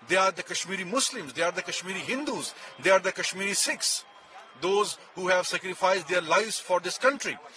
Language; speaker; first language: English; non-native, local second language; Kashmiri